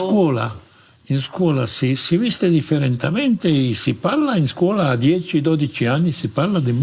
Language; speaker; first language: Italian; non-native, learner; Croatian